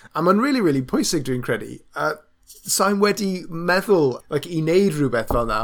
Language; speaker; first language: Welsh; non-native, local second language; English